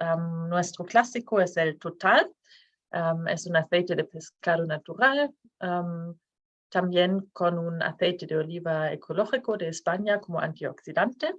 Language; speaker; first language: Spanish; non-native, fluent; Norwegian